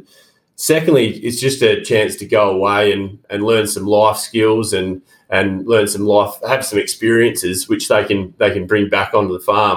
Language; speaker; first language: English; native; English